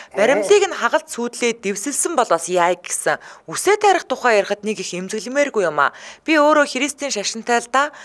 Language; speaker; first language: Mongolian; native; Mongolian